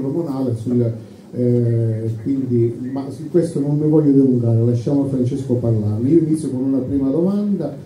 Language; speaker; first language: Italian; native; Italian